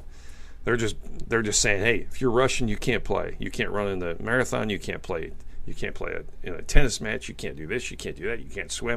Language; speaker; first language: English; native; English